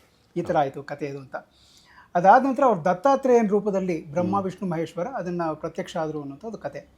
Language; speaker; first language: Kannada; native; Kannada